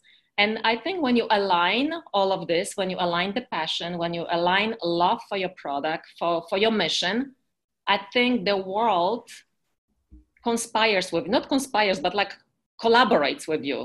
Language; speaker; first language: English; non-native, fluent; Polish